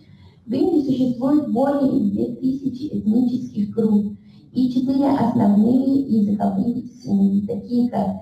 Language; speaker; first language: Russian; native; Russian